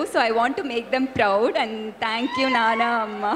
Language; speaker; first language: Telugu; non-native, learner; Tamil